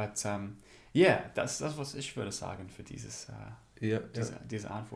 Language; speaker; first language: German; non-native, learner; English